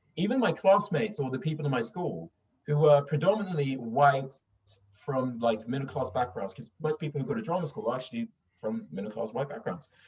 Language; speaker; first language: English; non-native, fluent; Swedish